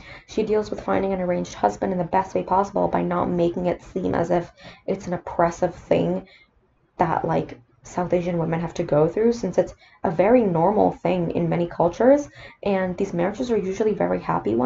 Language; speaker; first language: English; non-native, local second language; Sinhala